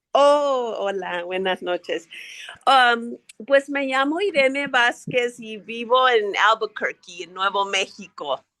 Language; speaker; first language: Spanish; early bilingual, heritage; English